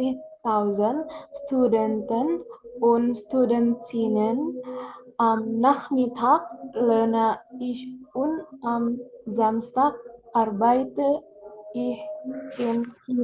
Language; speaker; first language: German; non-native, learner; Indonesian